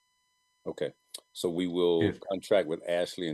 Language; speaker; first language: English; native; English